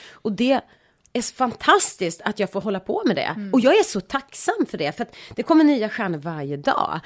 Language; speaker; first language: Swedish; native; Swedish